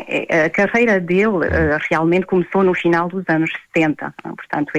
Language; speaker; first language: Portuguese; native; Portuguese